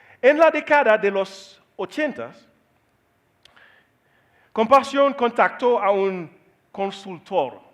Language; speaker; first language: Spanish; non-native, learner; Haitian Creole